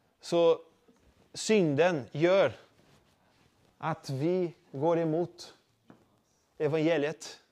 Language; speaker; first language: Swedish; non-native, fluent; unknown